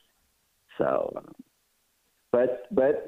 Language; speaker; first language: English; native; English